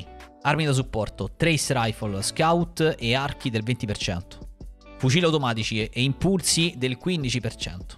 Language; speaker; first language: Italian; native; Italian